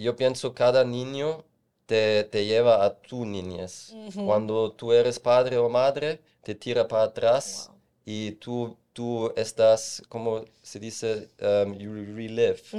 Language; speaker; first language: Spanish; non-native, fluent; German